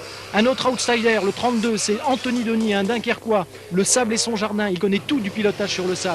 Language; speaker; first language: French; native; French